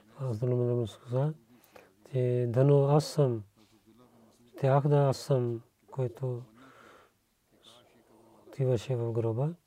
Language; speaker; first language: Bulgarian; non-native, learner; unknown